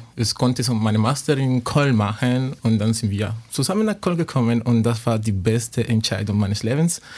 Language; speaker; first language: German; non-native, fluent; Spanish